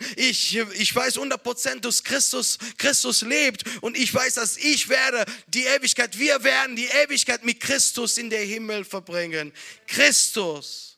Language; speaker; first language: German; non-native, fluent; Italian